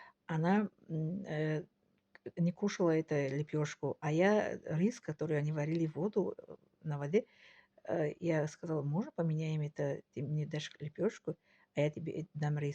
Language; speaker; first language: Russian; non-native, local second language; Tajik